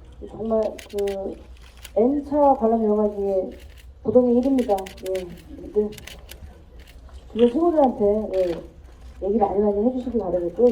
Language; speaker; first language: Korean; native; Korean